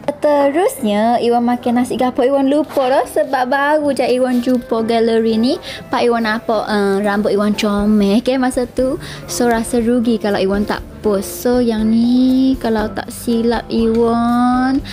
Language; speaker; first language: Malay; non-native, local second language; Chinese